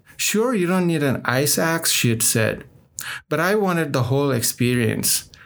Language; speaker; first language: English; non-native, local second language; Nepali